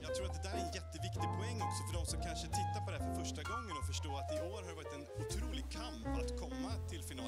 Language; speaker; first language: Swedish; native; Swedish